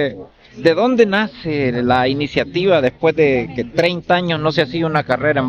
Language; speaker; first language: Spanish; native; Spanish